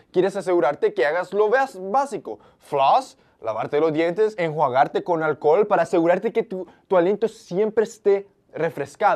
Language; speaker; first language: Spanish; early bilingual, heritage; Spanish